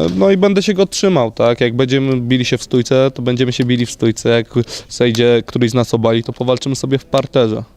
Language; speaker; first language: Polish; native; Polish